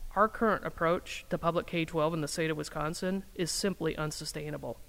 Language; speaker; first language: English; native; English